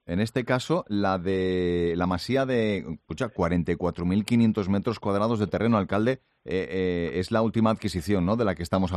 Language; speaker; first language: Spanish; native; Spanish